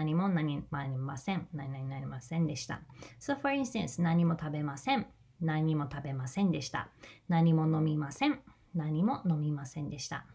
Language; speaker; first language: Japanese; non-native, fluent; English